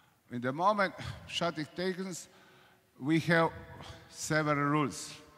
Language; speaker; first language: English; non-native, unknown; Slovenian